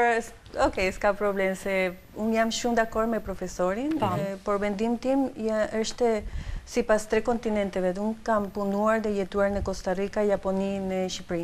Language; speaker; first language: Albanian; non-native, learner; Spanish